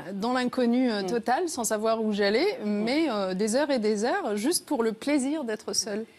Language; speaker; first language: French; early bilingual, other home language; Riffian